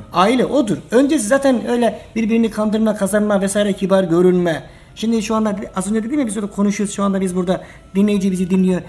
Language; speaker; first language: Turkish; native; Turkish